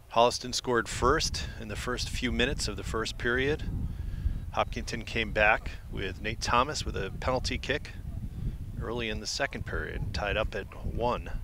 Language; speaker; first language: English; native; English